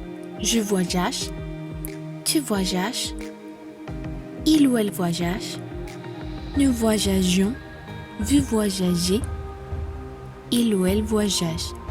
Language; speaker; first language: French; non-native, fluent; Spanish